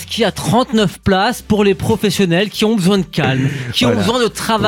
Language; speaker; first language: French; native; French